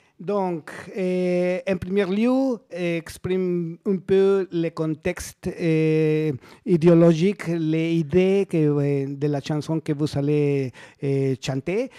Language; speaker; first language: French; non-native, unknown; Spanish